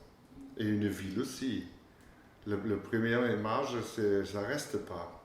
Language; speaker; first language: French; non-native, fluent; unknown